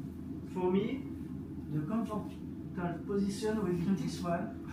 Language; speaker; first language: English; non-native, learner; French